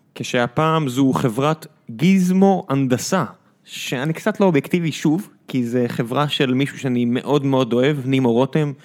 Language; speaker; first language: Hebrew; native; Hebrew